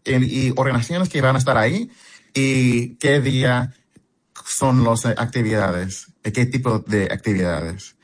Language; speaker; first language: Spanish; early bilingual, heritage; English